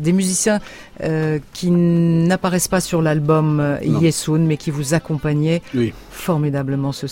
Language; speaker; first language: French; native; French